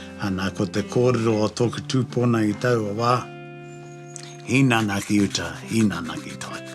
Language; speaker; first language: Māori; native; Māori